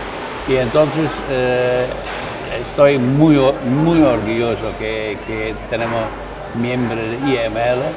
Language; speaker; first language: Spanish; non-native, learner; Dutch